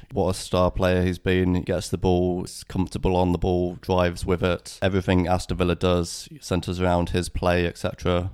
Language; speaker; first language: English; native; English